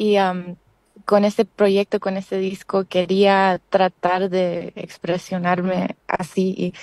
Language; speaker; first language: Spanish; early bilingual, heritage; Spanish